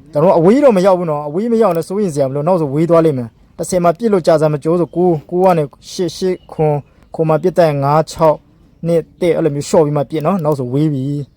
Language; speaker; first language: Burmese; native; Burmese